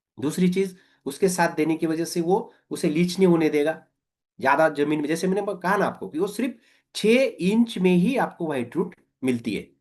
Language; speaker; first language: Hindi; non-native, local second language; Marathi